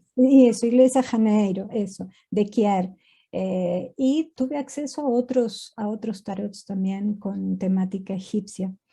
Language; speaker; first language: Spanish; native; Spanish